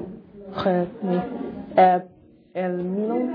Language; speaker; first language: French; non-native, learner; English